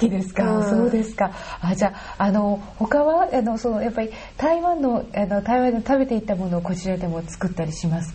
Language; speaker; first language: Japanese; native; Japanese